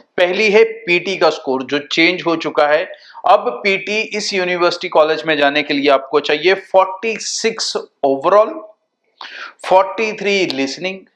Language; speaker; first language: Hindi; non-native, local second language; Punjabi